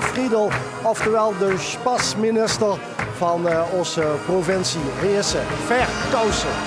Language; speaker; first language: Dutch; native; Dutch